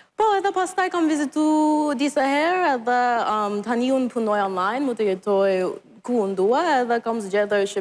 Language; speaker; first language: Albanian; non-native, learner; English